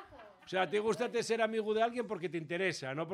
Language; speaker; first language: Spanish; native; Spanish